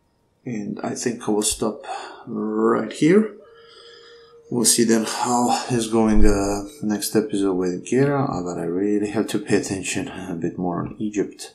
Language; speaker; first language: English; non-native, fluent; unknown